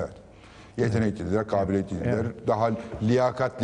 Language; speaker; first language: Turkish; native; Turkish